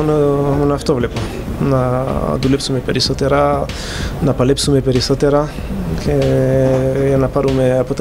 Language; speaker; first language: Greek; non-native, learner; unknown